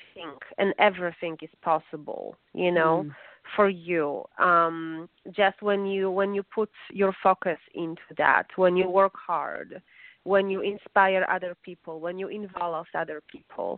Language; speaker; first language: English; non-native, fluent; Polish